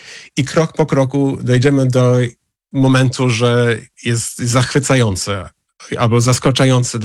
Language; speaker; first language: Polish; non-native, fluent; English